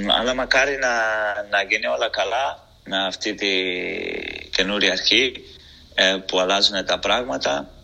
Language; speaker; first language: Greek; non-native, fluent; Portuguese